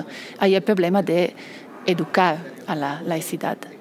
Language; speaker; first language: Spanish; non-native, fluent; Italian